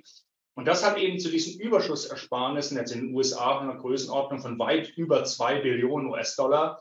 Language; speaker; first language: German; native; German